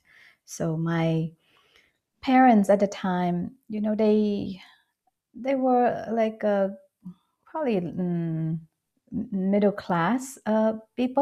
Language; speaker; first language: English; non-native, fluent; Vietnamese